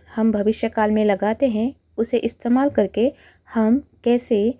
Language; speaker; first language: Hindi; non-native, local second language; Marathi